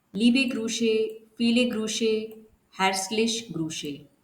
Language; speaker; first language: German; non-native, learner; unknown